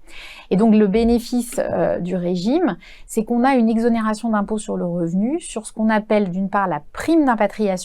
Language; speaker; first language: French; native; French